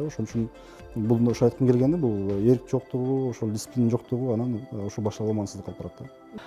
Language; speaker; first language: Kyrgyz; native; Kyrgyz